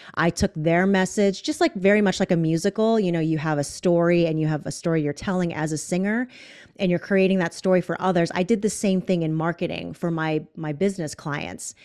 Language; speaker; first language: English; native; English